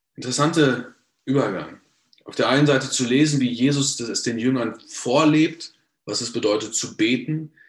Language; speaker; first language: German; native; German